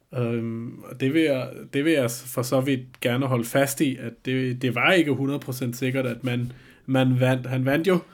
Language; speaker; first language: Danish; native; Danish